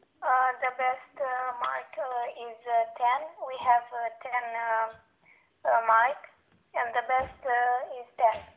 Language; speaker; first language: English; non-native, learner; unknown